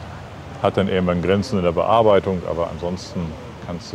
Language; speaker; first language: German; native; German